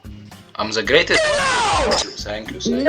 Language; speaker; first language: English; non-native, learner; Arabic